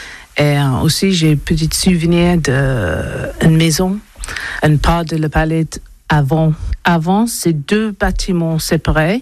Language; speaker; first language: French; non-native, learner; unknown